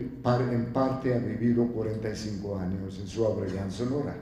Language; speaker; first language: Spanish; non-native, fluent; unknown